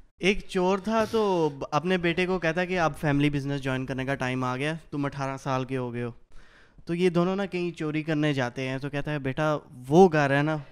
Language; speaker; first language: Urdu; non-native, local second language; Punjabi